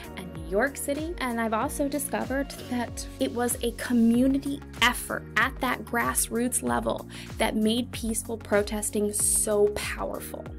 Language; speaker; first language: English; native; English